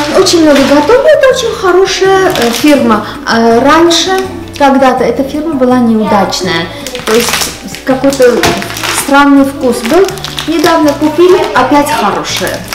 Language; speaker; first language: Russian; non-native, local second language; Armenian